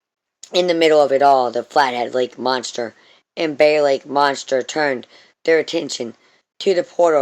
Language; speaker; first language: English; native; English